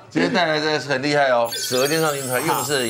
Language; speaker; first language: Chinese; native; Chinese